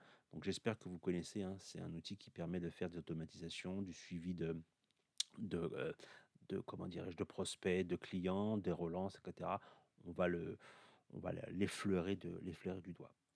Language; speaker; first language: French; native; French